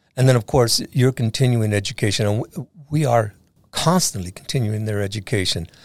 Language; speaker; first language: English; native; English